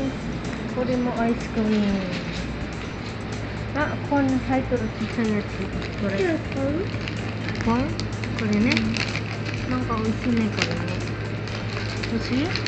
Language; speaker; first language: Japanese; non-native, learner; Filipino